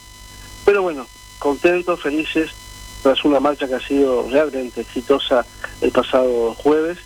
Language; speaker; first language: Spanish; native; Spanish